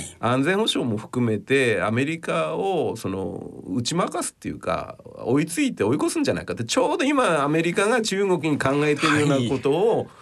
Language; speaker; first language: Japanese; native; Japanese